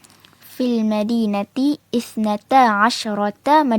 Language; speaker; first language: Arabic; non-native, learner; Malay